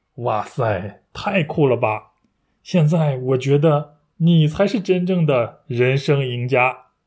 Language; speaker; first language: Chinese; native; Chinese